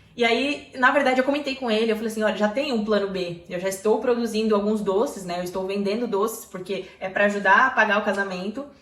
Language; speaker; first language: Portuguese; native; Portuguese